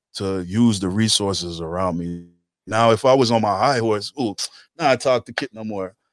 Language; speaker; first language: English; native; English